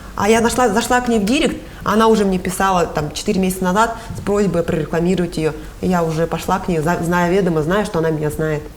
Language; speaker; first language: Russian; native; Russian